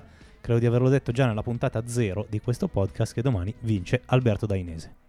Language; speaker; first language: Italian; native; Italian